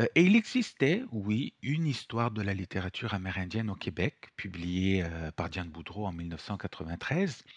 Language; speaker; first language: French; non-native, fluent; Italian